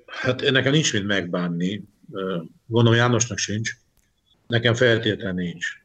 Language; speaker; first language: Hungarian; native; Hungarian